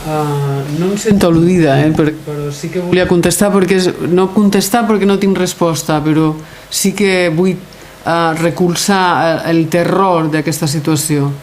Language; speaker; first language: Catalan; native; Catalan